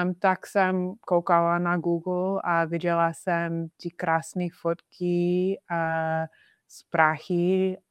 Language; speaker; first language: Czech; non-native, fluent; English